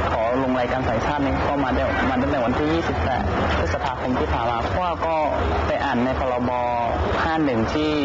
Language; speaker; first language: Thai; non-native, local second language; Akha